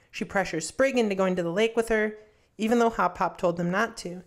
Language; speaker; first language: English; native; English